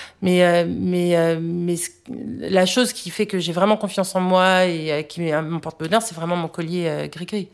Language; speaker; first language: French; native; French